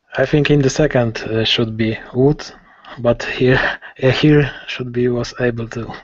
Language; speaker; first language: English; non-native, learner; Polish